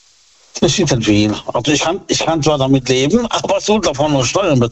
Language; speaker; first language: German; native; German